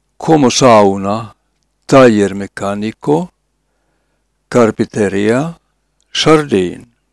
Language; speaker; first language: Spanish; non-native, learner; Finnish